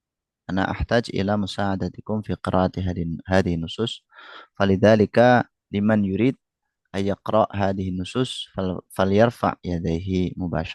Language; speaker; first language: Arabic; non-native, fluent; Indonesian